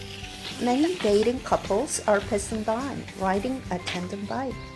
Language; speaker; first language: English; non-native, fluent; Korean